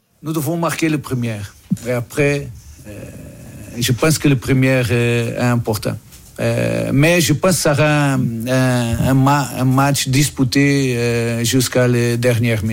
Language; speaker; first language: French; non-native, learner; Portuguese